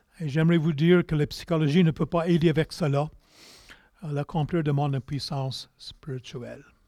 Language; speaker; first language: French; non-native, local second language; English